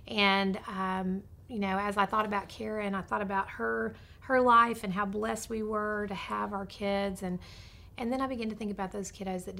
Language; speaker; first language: English; native; English